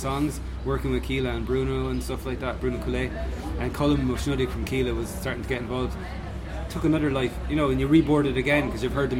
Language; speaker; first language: English; native; English